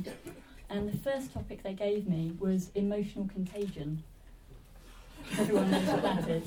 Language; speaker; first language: English; native; English